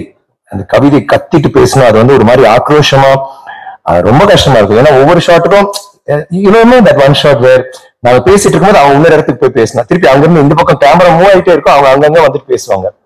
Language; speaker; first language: Tamil; native; Tamil